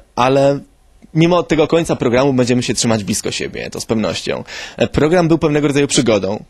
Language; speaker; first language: Polish; early bilingual, heritage; Spanish